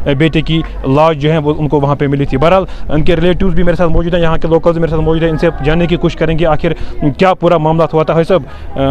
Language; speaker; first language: Urdu; non-native, local second language; Kashmiri